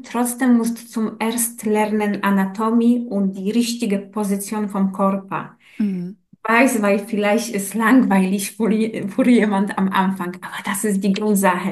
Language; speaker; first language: German; non-native, learner; Polish